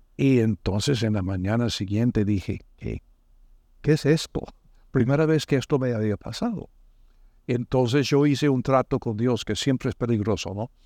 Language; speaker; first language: Spanish; non-native, fluent; English